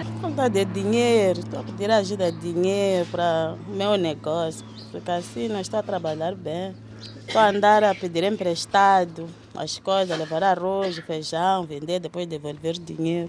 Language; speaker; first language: Portuguese; non-native, local second language; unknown